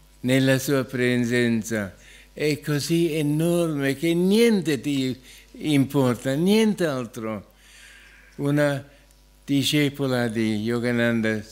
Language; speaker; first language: Italian; non-native, fluent; English